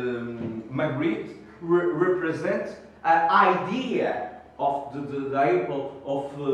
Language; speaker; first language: English; non-native, learner; Portuguese